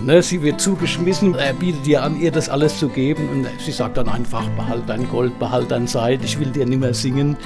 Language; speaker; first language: German; native; German